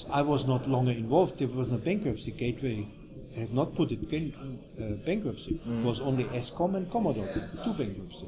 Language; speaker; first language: English; non-native, fluent; German